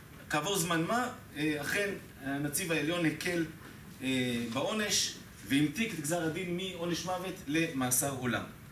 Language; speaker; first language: Hebrew; native; Hebrew